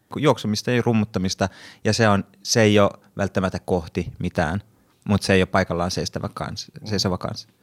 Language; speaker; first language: Finnish; non-native, local second language; Swedish